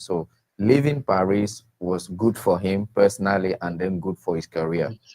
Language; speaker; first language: English; non-native, local second language; French